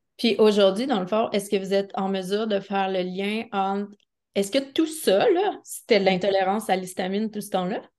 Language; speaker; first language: French; native; French